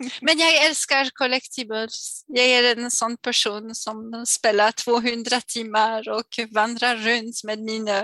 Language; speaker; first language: Swedish; non-native, learner; French